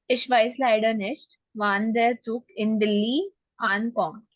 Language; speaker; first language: German; non-native, learner; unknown